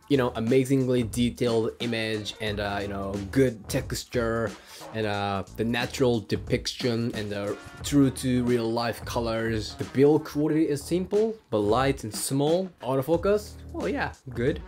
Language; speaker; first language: English; non-native, fluent; Japanese